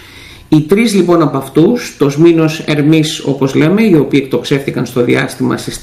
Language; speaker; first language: Greek; native; Greek